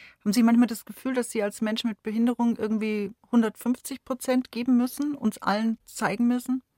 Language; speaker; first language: German; native; German